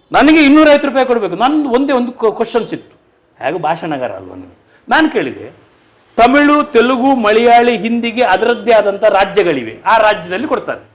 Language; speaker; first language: Kannada; non-native, local second language; Tulu